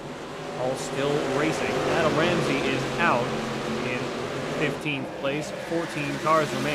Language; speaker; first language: English; native; English